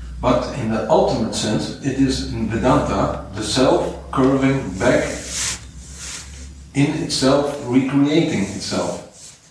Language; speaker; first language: English; non-native, fluent; Dutch